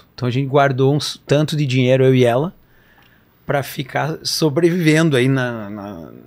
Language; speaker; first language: Portuguese; native; Portuguese